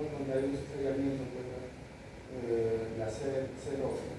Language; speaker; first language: Spanish; native; Spanish